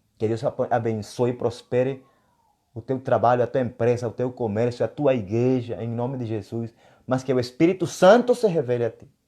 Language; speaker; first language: Portuguese; non-native, fluent; Spanish